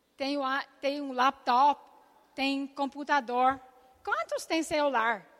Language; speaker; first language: Portuguese; non-native, learner; English